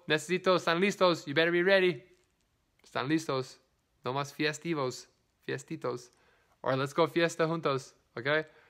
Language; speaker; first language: Spanish; non-native, learner; English